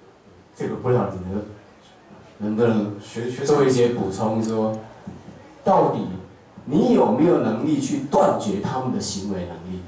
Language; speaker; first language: Chinese; native; Chinese